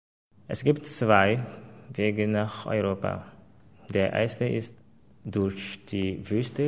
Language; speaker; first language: German; non-native, fluent; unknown